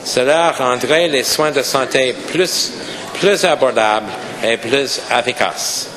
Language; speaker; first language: French; non-native, local second language; English